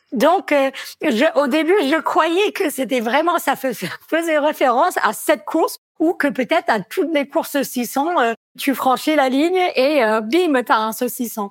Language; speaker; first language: French; non-native, fluent; English